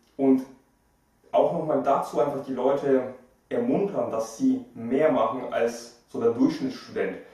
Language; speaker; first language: German; early bilingual, other home language; Russian